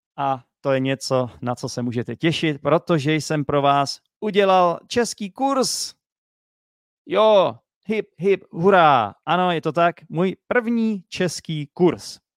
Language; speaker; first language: Czech; native; Czech